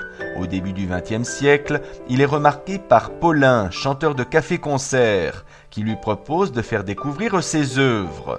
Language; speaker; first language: French; native; French